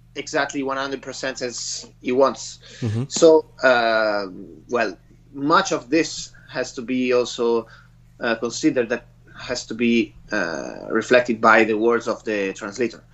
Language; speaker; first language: English; non-native, fluent; Italian